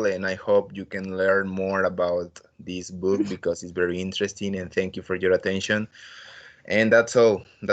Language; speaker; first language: English; non-native, learner; Spanish